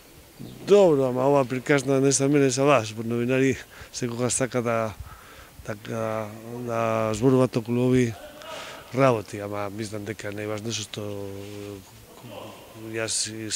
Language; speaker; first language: Macedonian; non-native, learner; Spanish